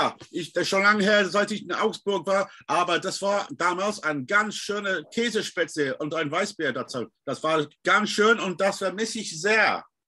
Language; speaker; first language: German; non-native, fluent; English